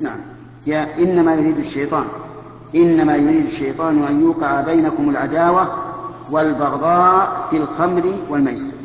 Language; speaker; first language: Arabic; native; Arabic